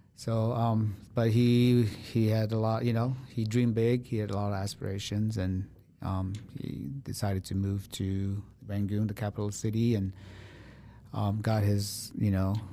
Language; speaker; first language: English; early bilingual, other home language; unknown